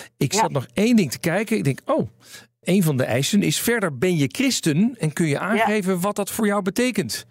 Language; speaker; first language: Dutch; native; Dutch